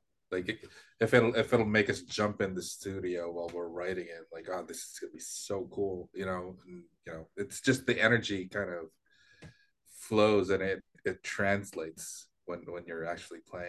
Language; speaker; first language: English; non-native, local second language; Filipino